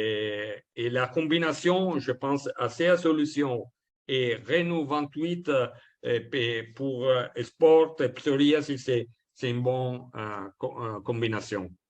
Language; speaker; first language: French; non-native, learner; Italian